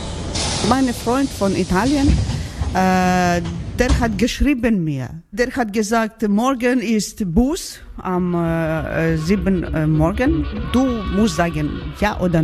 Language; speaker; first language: German; non-native, learner; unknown